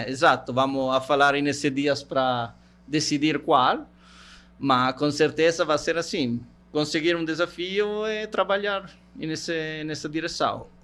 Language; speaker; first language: Portuguese; non-native, fluent; Italian